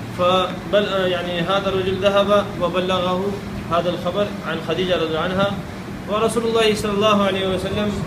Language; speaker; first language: Arabic; non-native, fluent; Urdu